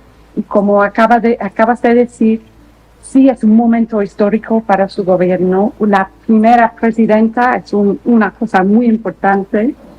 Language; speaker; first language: Spanish; non-native, fluent; English